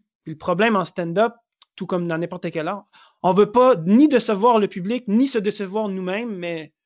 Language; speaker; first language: French; native; French